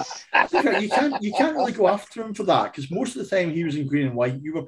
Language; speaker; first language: English; native; English